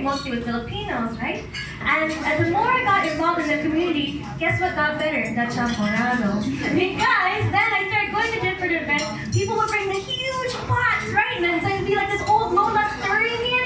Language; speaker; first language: English; native; English